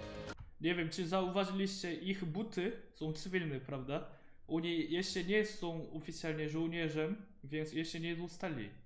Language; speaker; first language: Polish; non-native, learner; Korean